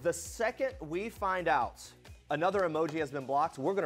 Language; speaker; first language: English; native; English